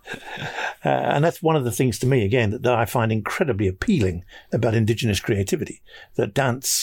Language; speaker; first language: English; native; English